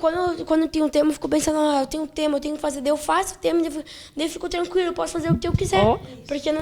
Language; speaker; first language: Portuguese; native; Portuguese